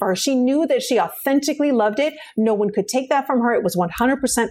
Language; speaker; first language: English; native; English